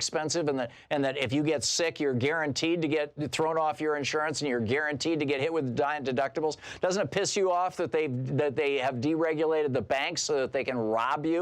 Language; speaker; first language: English; native; English